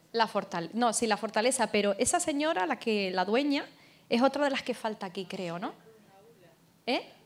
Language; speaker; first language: Spanish; native; Spanish